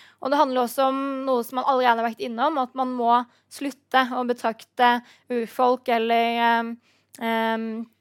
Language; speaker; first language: Norwegian; native; Norwegian